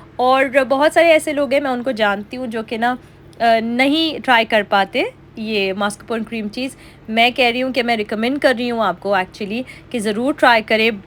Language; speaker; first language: Urdu; native; Urdu